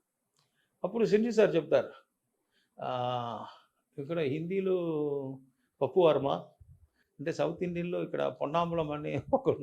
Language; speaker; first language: Telugu; non-native, learner; Tamil